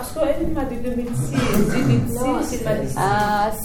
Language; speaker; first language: French; non-native, learner; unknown